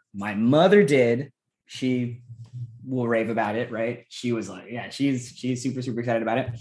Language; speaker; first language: English; native; English